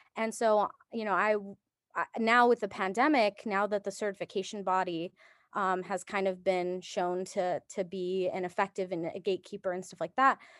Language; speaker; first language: English; early bilingual, other home language; Japanese